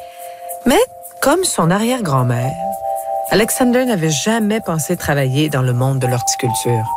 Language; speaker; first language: French; native; French